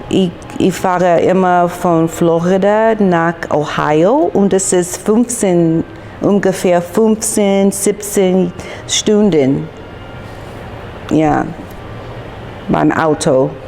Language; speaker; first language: German; non-native, learner; English